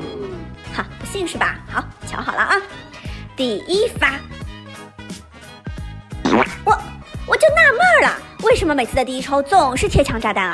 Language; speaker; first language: Chinese; native; Chinese